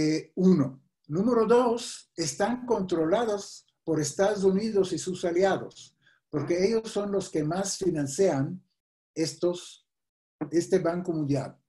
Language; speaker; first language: Spanish; non-native, fluent; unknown